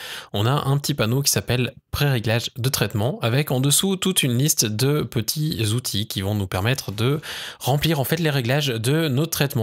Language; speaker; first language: French; native; French